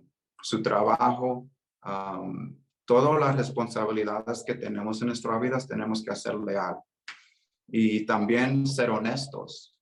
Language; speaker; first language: Spanish; early bilingual, heritage; Spanish